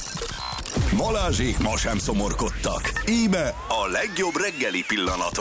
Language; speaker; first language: Hungarian; native; Hungarian